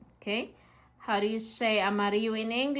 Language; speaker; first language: English; non-native, local second language; Filipino